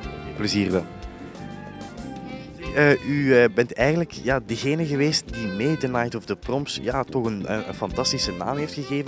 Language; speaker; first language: Dutch; native; Dutch